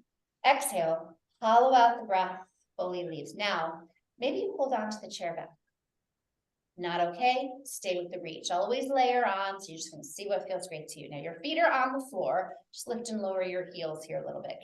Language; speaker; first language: English; native; English